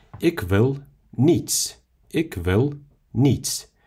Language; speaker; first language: Dutch; non-native, fluent; Russian